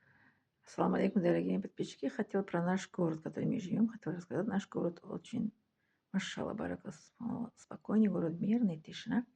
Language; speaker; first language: Russian; non-native, fluent; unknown